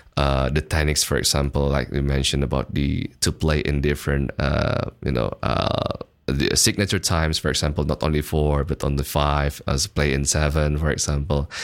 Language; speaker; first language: English; non-native, fluent; Indonesian